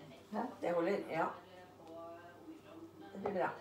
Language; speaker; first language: Norwegian; non-native, learner; Filipino